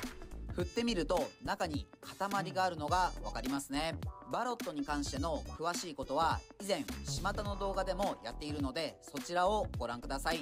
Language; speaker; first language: Japanese; native; Japanese